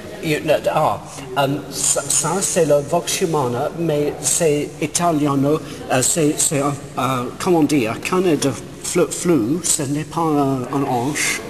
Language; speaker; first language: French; non-native, learner; Italian